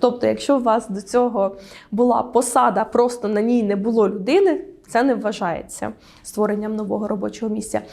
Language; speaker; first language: Ukrainian; native; Ukrainian